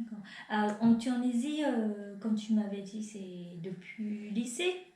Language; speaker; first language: French; non-native, fluent; Vietnamese